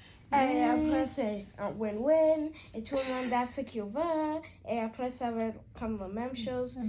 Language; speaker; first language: French; non-native, learner; English